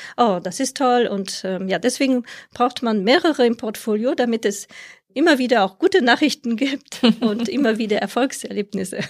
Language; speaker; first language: German; non-native, fluent; French